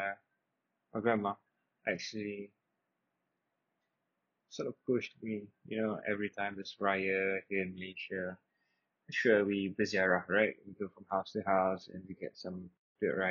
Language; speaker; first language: English; non-native, local second language; Malay